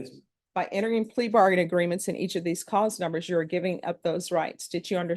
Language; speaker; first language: English; native; English